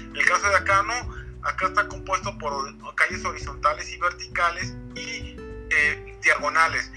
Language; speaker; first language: Spanish; native; Spanish